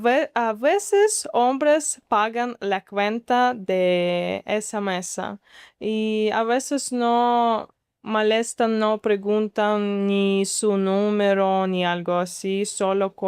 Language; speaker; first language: Spanish; non-native, learner; Russian